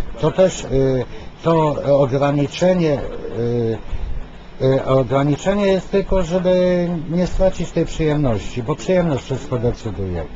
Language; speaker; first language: Polish; non-native, fluent; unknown